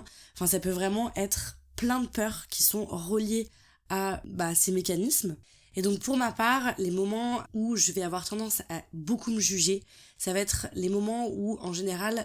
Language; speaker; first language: French; native; French